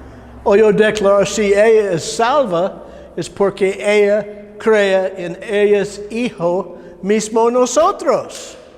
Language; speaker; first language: Spanish; non-native, learner; English